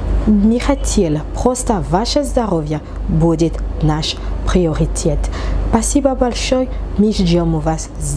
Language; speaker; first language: Russian; non-native, learner; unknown